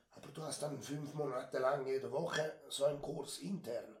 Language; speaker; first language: German; native; German